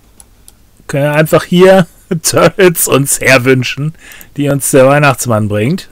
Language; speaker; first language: German; native; German